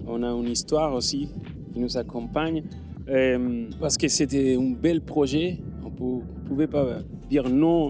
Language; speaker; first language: French; non-native, fluent; Spanish